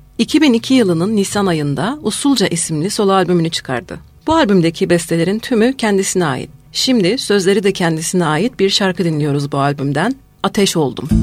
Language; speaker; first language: Turkish; native; Turkish